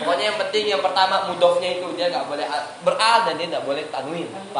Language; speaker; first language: Indonesian; native; Indonesian